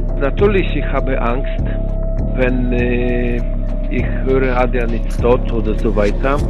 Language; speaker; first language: German; non-native, learner; Polish